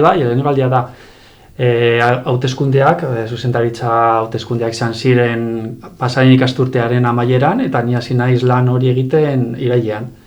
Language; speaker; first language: Basque; non-native, local second language; Spanish